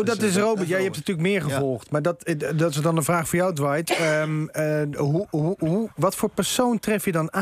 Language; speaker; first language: Dutch; native; Dutch